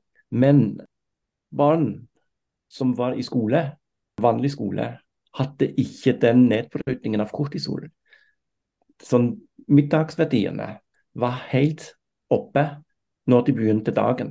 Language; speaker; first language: Norwegian; non-native, fluent; German